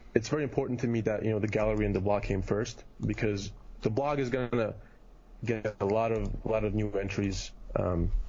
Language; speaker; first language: English; early bilingual, heritage; German